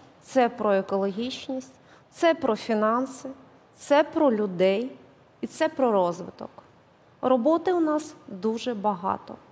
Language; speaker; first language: Ukrainian; native; Ukrainian